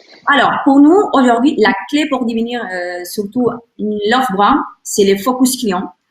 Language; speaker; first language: French; non-native, learner; Spanish